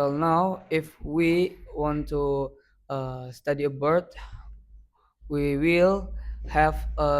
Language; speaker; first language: English; non-native, learner; Indonesian